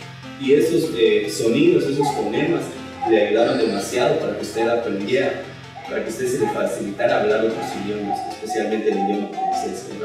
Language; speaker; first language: Spanish; non-native, local second language; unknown